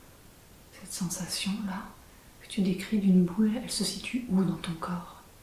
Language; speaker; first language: French; native; French